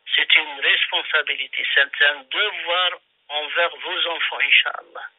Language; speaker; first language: French; non-native, local second language; Arabic